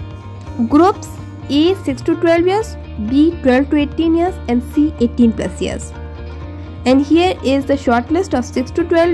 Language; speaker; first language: English; non-native, local second language; Hindi